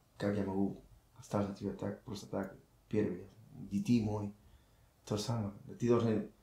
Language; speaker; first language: Russian; non-native, learner; Spanish